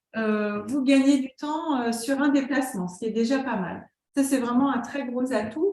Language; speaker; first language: French; native; French